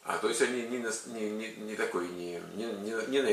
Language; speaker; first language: Russian; native; Russian